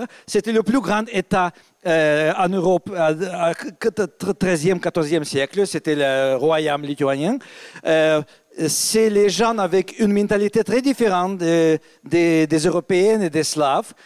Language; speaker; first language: French; non-native, fluent; Russian